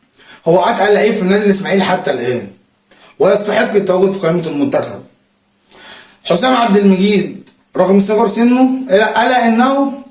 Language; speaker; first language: Arabic; native; Arabic